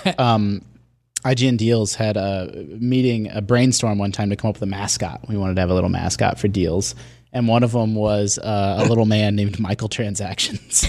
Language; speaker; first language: English; native; English